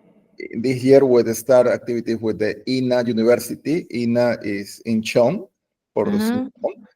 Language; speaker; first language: English; non-native, learner; Spanish